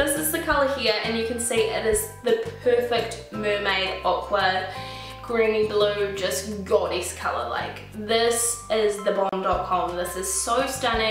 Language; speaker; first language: English; native; English